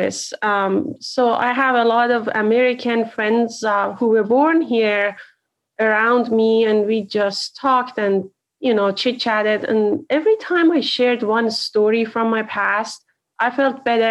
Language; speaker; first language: English; non-native, fluent; Persian